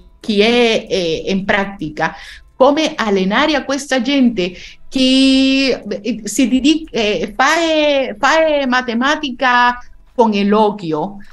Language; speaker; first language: Italian; non-native, learner; Spanish